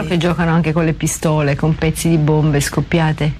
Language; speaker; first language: Italian; native; Italian